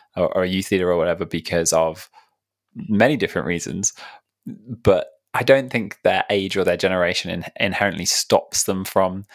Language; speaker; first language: English; native; English